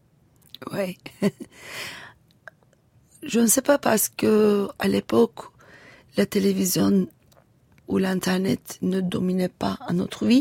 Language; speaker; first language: French; non-native, fluent; Turkish